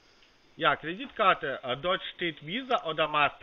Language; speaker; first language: German; non-native, fluent; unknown